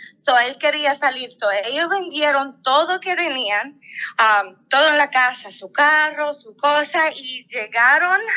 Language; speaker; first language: Spanish; non-native, fluent; Russian